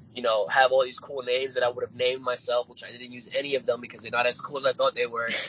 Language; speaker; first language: English; native; English